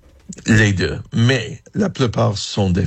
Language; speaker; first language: French; non-native, fluent; English